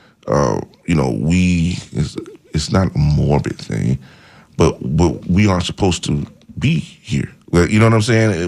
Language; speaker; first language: English; native; English